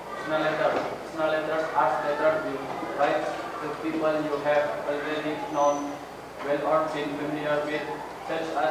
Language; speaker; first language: English; non-native, learner; Indonesian